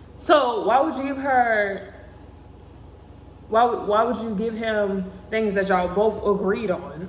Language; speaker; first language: English; native; English